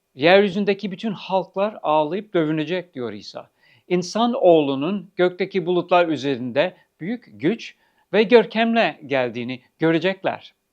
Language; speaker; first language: Turkish; non-native, fluent; English